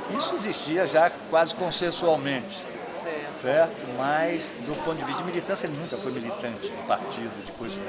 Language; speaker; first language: Portuguese; native; Portuguese